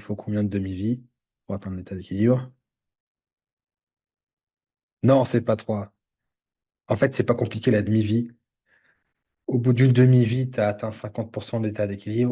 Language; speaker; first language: French; native; French